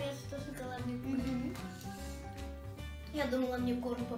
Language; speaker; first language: Russian; native; Russian